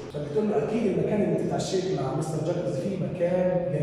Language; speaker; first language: Arabic; native; Arabic